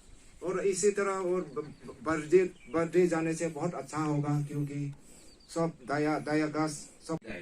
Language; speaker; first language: Hindi; non-native, local second language; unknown